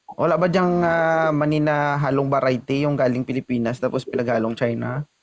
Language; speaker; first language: Filipino; native; Filipino